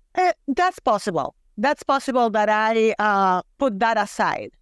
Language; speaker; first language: English; non-native, fluent; Spanish